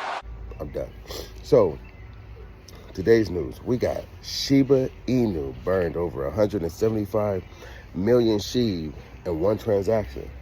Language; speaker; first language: English; native; English